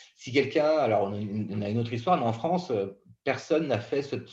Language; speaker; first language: French; native; French